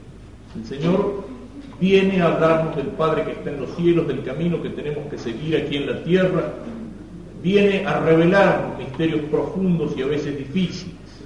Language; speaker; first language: Spanish; native; Spanish